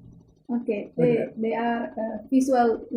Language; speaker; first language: English; non-native, learner; Indonesian